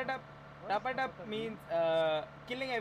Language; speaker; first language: English; non-native, local second language; Hindi